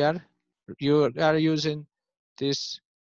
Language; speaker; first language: English; non-native, learner; Spanish